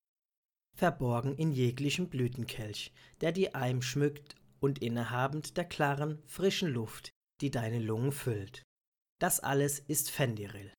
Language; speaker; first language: German; native; German